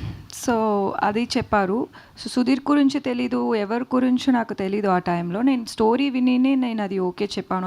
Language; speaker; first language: Telugu; non-native, learner; Tamil